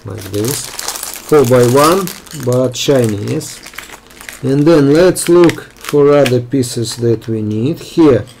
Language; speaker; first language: English; non-native, fluent; Russian